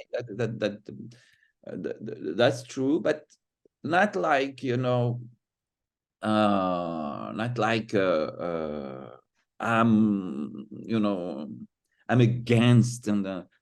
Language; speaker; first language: English; non-native, fluent; Arabic